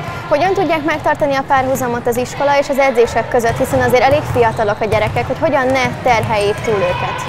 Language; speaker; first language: Hungarian; native; Hungarian